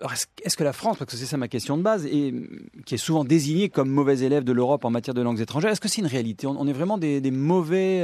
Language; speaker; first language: French; native; French